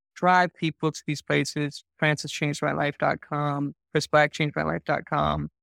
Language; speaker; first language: English; native; English